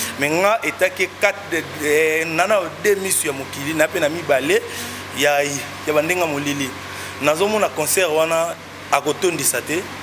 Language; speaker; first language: Lingala; non-native, local second language; Kongo